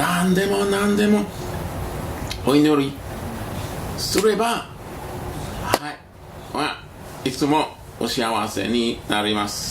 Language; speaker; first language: Japanese; non-native, learner; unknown